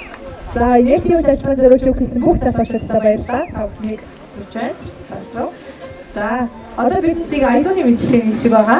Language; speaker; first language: Mongolian; native; Mongolian